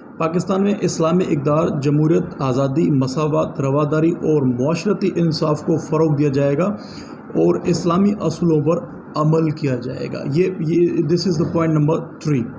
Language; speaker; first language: Urdu; non-native, local second language; Sindhi